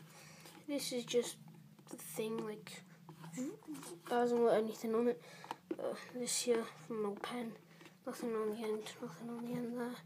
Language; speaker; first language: English; native; English